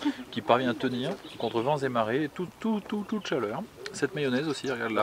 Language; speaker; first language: French; native; French